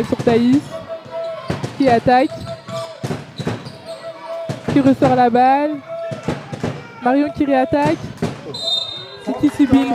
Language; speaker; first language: French; native; French